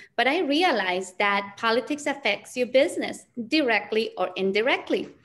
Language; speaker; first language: English; early bilingual, other home language; Spanish